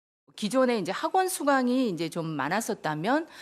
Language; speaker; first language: Korean; native; Korean